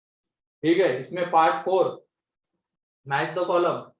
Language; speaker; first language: Hindi; native; Hindi